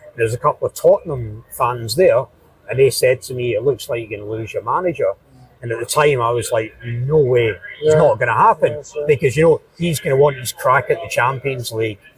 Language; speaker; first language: English; native; English